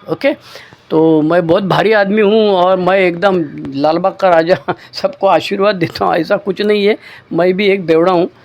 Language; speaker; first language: Hindi; non-native, local second language; Marathi